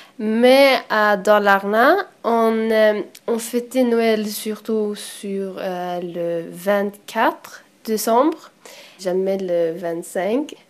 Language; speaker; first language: French; non-native, learner; Swedish